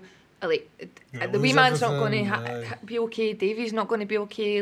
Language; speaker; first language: English; native; English